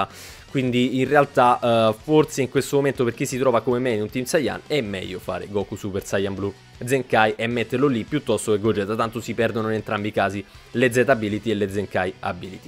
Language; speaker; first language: Italian; native; Italian